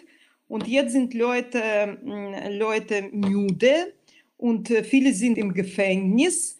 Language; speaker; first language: German; non-native, fluent; Russian